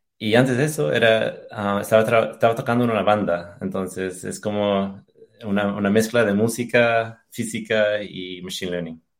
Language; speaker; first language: Spanish; early bilingual, heritage; English